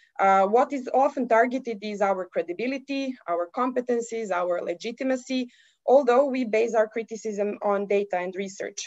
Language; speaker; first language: English; non-native, fluent; Serbian